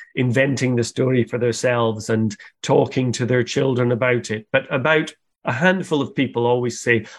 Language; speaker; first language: English; native; English